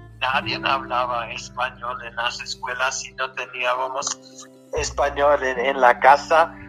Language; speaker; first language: Spanish; early bilingual, heritage; Spanish